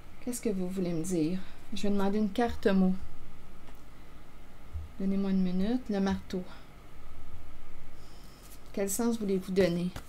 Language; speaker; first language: French; native; French